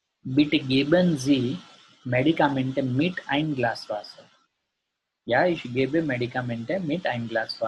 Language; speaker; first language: German; non-native, learner; Gujarati